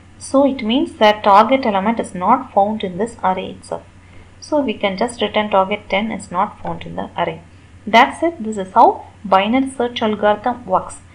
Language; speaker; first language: English; non-native, local second language; Tamil